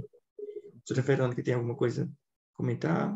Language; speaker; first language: Portuguese; native; Portuguese